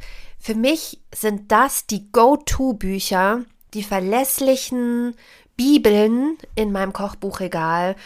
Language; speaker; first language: German; native; German